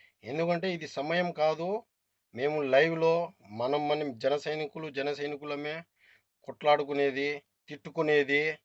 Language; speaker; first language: Telugu; non-native, local second language; Urdu